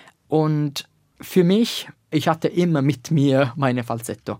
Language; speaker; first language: German; non-native, learner; Italian